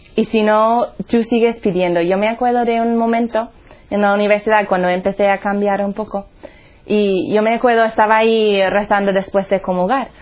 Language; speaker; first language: Spanish; non-native, fluent; English